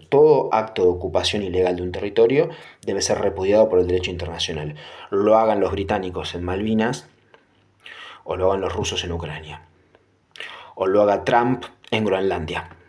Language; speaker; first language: Spanish; native; Spanish